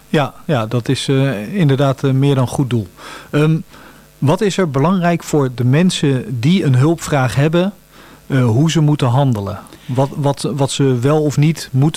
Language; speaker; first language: Dutch; native; Dutch